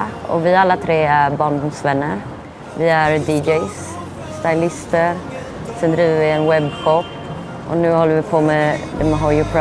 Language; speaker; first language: Swedish; native; Swedish